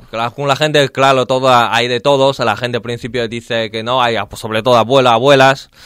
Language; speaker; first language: Spanish; non-native, learner; Chinese